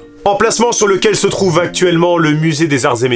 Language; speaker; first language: French; native; French